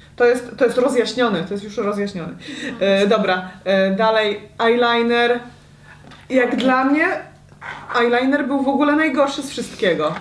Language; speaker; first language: Polish; native; Polish